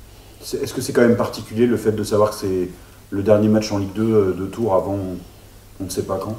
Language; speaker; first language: French; native; French